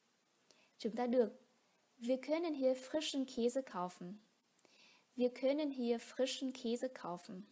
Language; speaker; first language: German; non-native, fluent; Vietnamese